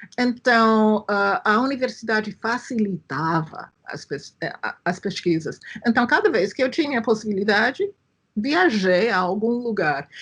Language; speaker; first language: Portuguese; non-native, fluent; English